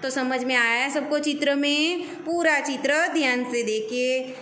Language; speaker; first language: Hindi; non-native, local second language; Gujarati